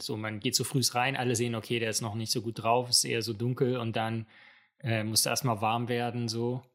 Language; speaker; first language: German; native; German